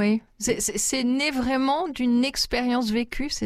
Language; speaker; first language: French; native; French